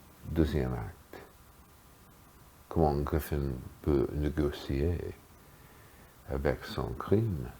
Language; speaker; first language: French; non-native, fluent; English